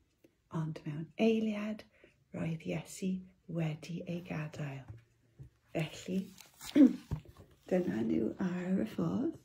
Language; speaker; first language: Welsh; non-native, local second language; English